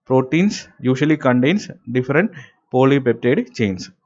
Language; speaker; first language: English; non-native, local second language; Malayalam